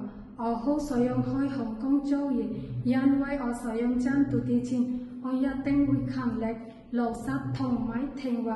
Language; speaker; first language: Cantonese; non-native, learner; Bangla